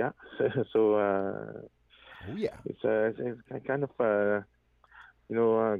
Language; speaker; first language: English; non-native, fluent; French